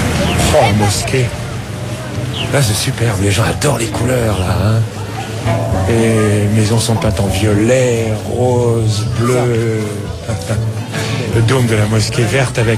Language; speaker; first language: French; native; French